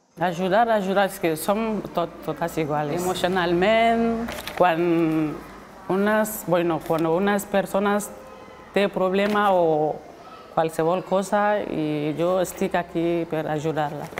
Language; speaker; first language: Catalan; non-native, fluent; Bambara